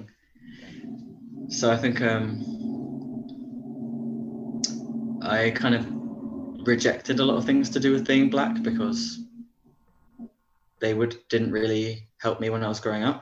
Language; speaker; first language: English; native; English